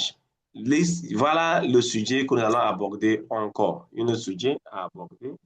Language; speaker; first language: French; non-native, fluent; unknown